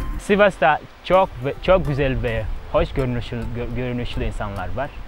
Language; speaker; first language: Turkish; non-native, fluent; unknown